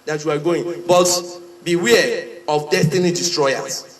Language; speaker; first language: English; non-native, local second language; Yoruba